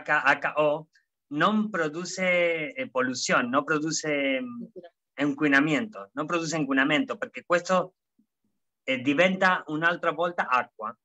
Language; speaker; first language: Italian; non-native, fluent; Spanish